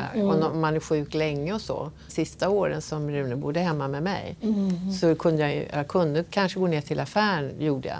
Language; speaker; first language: Swedish; native; Swedish